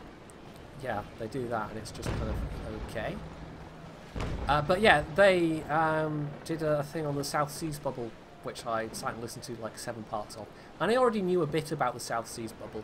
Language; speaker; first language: English; native; English